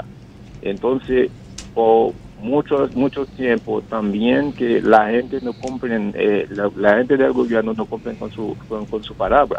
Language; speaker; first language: Spanish; non-native, fluent; Haitian Creole